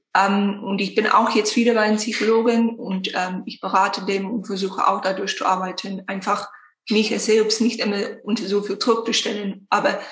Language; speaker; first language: German; non-native, fluent; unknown